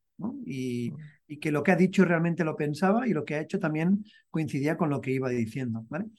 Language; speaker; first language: Spanish; native; Spanish